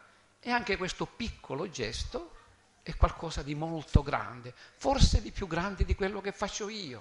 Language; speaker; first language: Italian; native; Italian